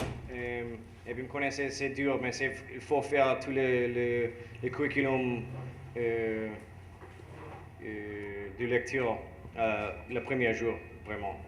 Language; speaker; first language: French; non-native, learner; English